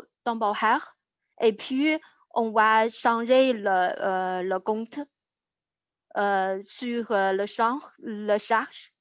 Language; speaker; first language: French; non-native, learner; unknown